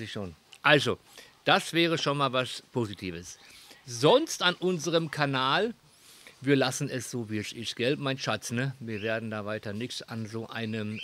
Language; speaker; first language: German; native; German